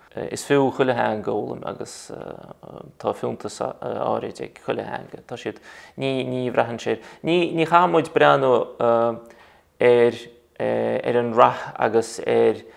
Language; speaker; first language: Irish; non-native, fluent; Russian